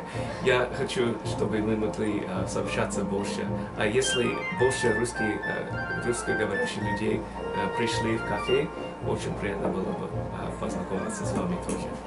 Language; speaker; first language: Russian; non-native, learner; English